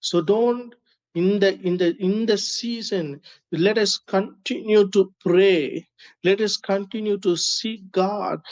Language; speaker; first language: English; non-native, local second language; Tamil